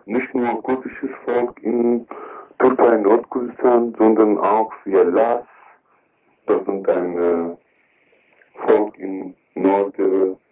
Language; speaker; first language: German; non-native, learner; Kurdish